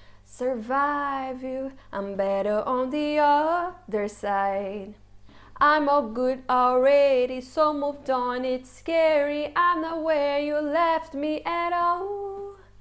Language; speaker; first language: English; non-native, fluent; Portuguese